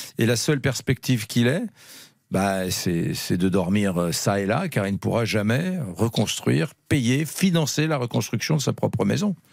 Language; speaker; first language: French; native; French